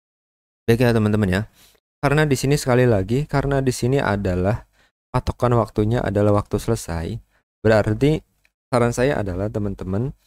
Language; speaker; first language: Indonesian; native; Indonesian